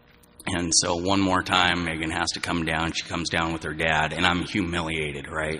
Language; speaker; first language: English; native; English